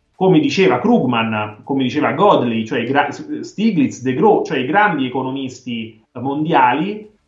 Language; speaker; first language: Italian; native; Italian